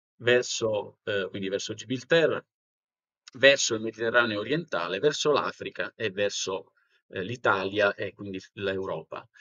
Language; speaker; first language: Italian; native; Italian